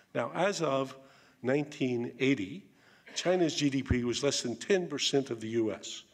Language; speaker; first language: English; native; English